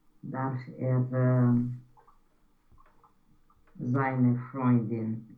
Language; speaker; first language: German; non-native, learner; Romanian